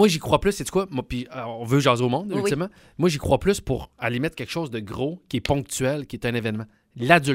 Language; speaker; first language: French; native; French